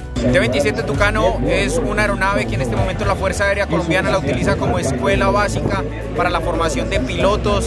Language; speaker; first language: Spanish; native; Spanish